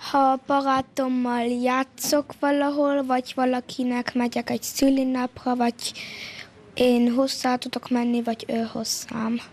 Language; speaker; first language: Hungarian; early bilingual, heritage; Hungarian